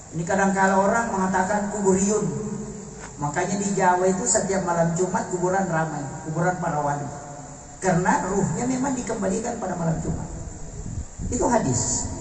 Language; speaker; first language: Indonesian; non-native, local second language; Buginese